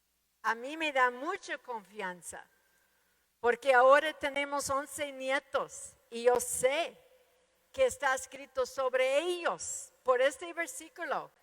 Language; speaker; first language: Spanish; non-native, fluent; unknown